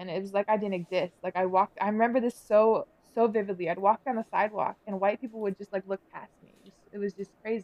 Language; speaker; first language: English; native; English